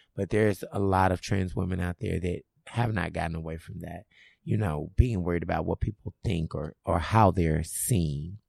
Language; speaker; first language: English; native; English